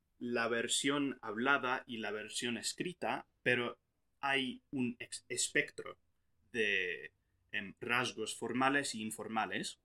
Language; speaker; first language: Spanish; non-native, fluent; English